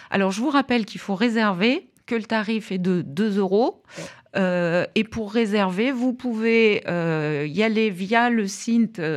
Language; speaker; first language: French; non-native, fluent; English